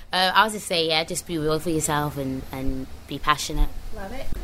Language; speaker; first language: English; native; English